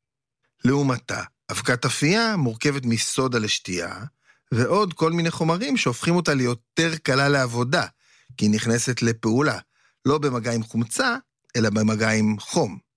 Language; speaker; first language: Hebrew; native; Hebrew